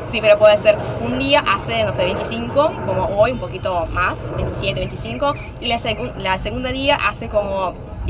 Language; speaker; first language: Spanish; non-native, fluent; Russian